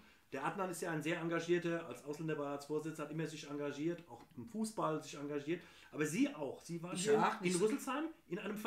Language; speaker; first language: German; native; German